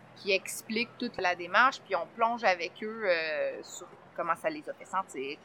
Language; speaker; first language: French; native; French